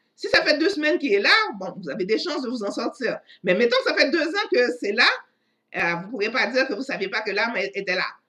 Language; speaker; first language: French; non-native, local second language; Haitian Creole